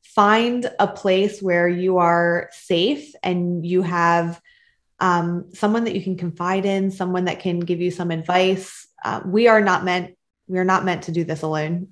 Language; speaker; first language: English; native; English